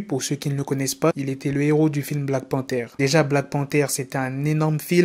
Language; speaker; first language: French; native; French